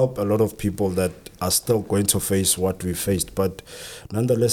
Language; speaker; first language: English; non-native, local second language; Southern Sotho